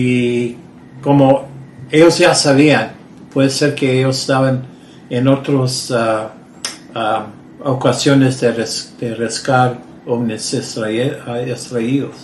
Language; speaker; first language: Spanish; early bilingual, heritage; Spanish